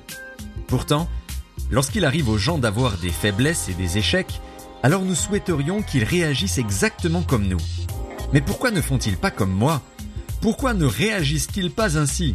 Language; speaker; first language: French; native; French